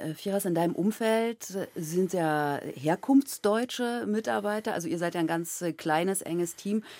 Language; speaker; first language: German; native; German